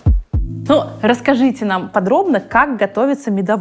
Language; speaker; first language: Russian; native; Russian